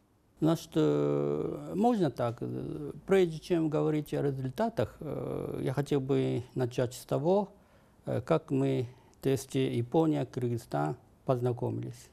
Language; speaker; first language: Russian; non-native, fluent; Japanese